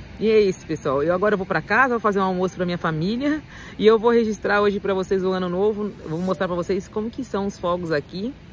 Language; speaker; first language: Portuguese; native; Portuguese